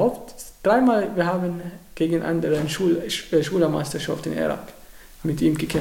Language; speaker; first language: German; non-native, learner; Arabic